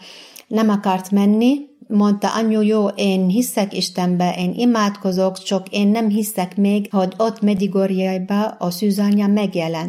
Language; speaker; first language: Hungarian; non-native, learner; Arabic